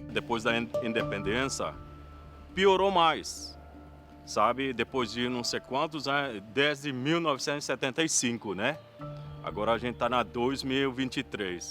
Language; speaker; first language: Portuguese; non-native, fluent; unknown